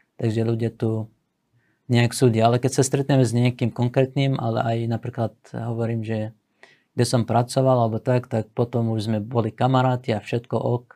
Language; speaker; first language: Slovak; non-native, fluent; Assyrian Neo-Aramaic